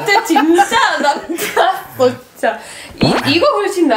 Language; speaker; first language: Korean; non-native, learner; Spanish